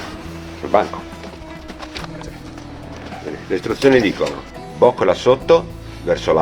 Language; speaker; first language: Italian; native; Italian